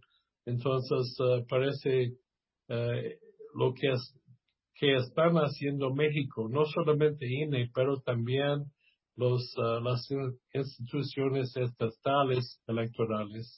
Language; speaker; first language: Spanish; non-native, fluent; English